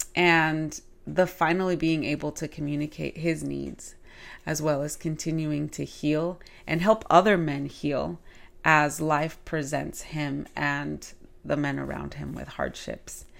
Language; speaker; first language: English; early bilingual, other home language; Spanish